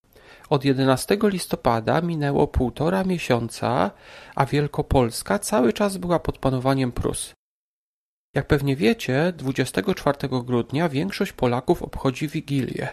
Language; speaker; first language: Polish; native; Polish